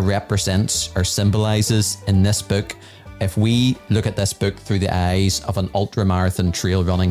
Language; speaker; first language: English; native; English